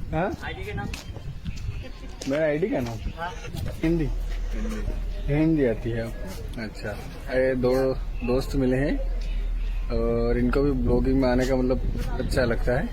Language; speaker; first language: Hindi; non-native, local second language; Gujarati